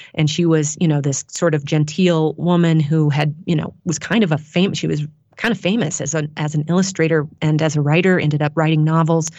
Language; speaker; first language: English; native; English